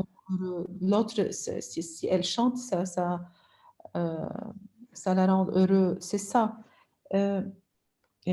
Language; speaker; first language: French; non-native, local second language; Arabic